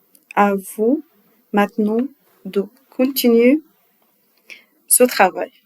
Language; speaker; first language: French; non-native, learner; Arabic